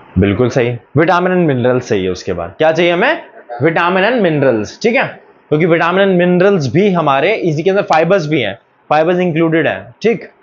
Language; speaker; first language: Hindi; native; Hindi